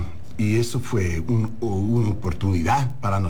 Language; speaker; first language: Spanish; early bilingual, heritage; English